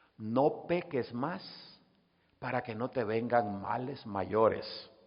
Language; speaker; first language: Spanish; native; Spanish